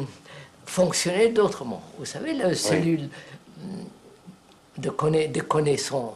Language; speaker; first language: French; non-native, fluent; Telugu